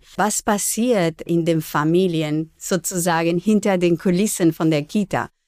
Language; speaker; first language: German; non-native, fluent; Spanish